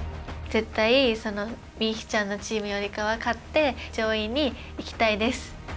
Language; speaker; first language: Japanese; native; Japanese